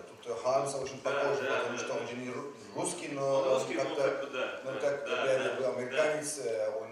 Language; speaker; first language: Russian; non-native, learner; Turkish